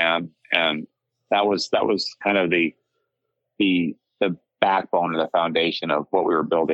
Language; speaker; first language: English; native; English